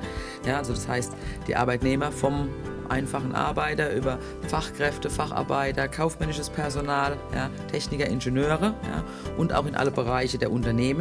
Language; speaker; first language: German; native; German